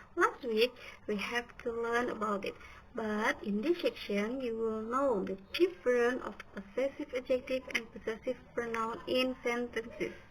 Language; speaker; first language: English; non-native, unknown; Indonesian